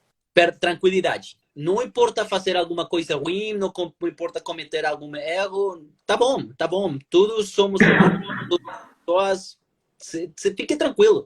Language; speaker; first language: Portuguese; non-native, learner; Spanish